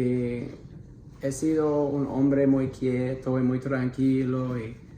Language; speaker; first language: Spanish; non-native, fluent; English